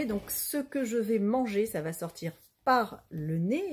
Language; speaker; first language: French; native; French